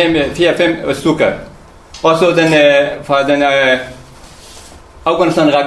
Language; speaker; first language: Danish; non-native, learner; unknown